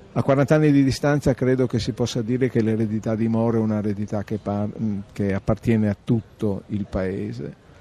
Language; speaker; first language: Italian; native; Italian